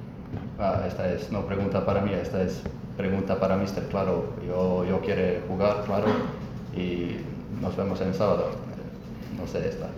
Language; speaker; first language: Spanish; non-native, learner; Croatian